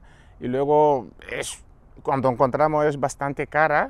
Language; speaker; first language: Spanish; non-native, learner; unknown